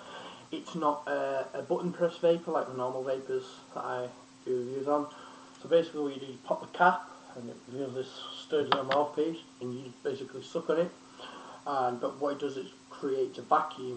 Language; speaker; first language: English; native; English